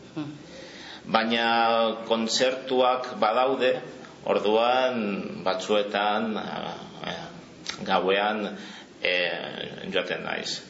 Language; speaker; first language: Basque; non-native, learner; Catalan